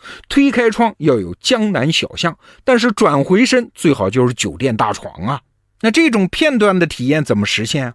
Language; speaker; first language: Chinese; native; Chinese